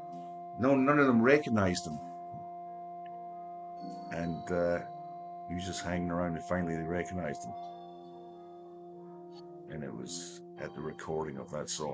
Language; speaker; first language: English; native; English